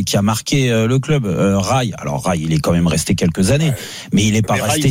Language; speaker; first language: French; native; French